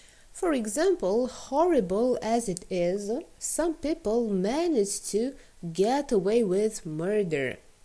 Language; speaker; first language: English; non-native, fluent; Romanian